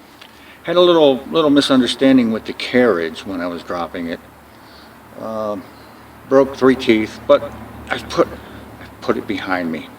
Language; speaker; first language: English; native; English